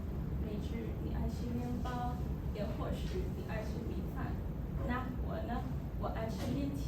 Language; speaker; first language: Chinese; non-native, learner; English